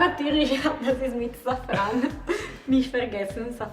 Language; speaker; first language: German; non-native, fluent; Italian